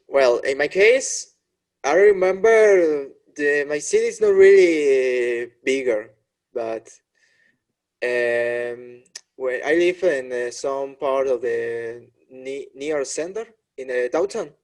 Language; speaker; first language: English; non-native, learner; Spanish